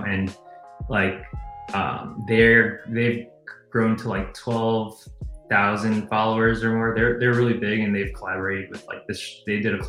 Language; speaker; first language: English; native; English